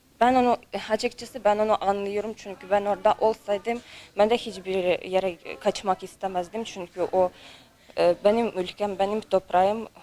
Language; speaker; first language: Turkish; non-native, fluent; Ukrainian